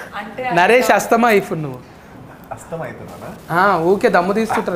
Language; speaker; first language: Telugu; native; Telugu